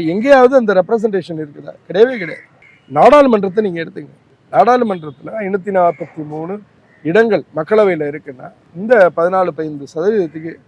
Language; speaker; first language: Tamil; native; Tamil